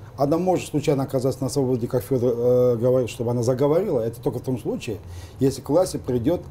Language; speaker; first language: Russian; non-native, local second language; Uzbek